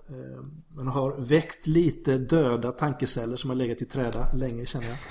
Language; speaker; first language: Swedish; native; Swedish